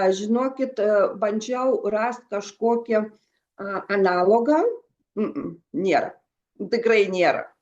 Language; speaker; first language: Lithuanian; non-native, local second language; Russian